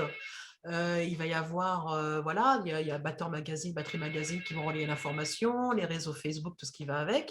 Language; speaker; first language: French; native; French